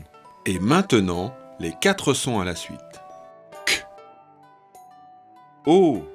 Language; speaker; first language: French; native; French